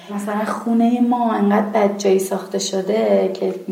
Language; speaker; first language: Persian; native; Persian